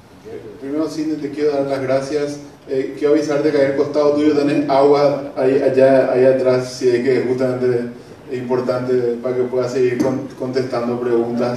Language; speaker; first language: Spanish; native; Spanish